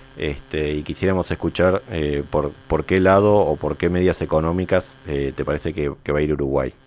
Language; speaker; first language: Spanish; native; Spanish